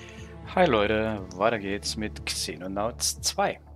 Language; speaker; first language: German; native; German